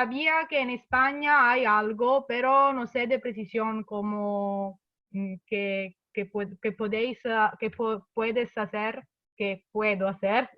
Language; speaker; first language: Spanish; non-native, fluent; Italian